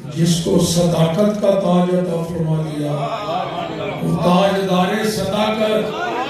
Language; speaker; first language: Urdu; non-native, local second language; Punjabi